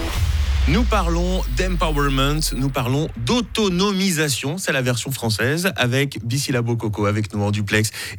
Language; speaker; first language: French; native; French